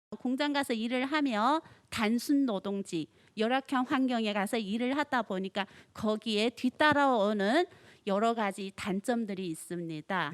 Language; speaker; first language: Korean; non-native, fluent; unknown